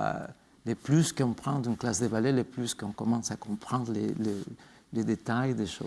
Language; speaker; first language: French; non-native, fluent; Spanish